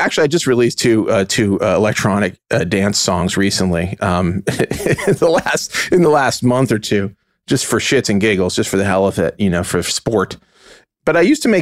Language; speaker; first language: English; native; English